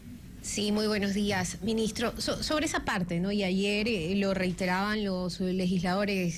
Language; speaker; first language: Spanish; native; Spanish